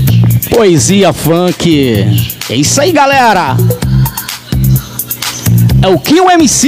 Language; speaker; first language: Portuguese; native; Portuguese